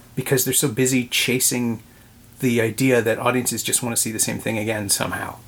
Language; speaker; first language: English; native; English